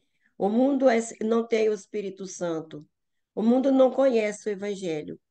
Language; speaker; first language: Portuguese; native; Portuguese